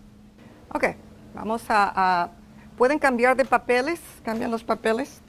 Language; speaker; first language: Spanish; non-native, fluent; English